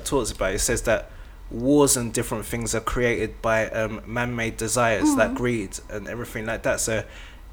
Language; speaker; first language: English; native; English